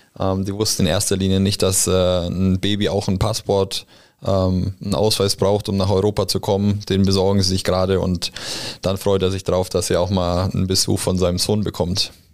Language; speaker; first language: German; native; German